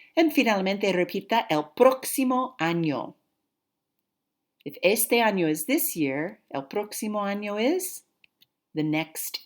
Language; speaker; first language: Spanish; non-native, fluent; English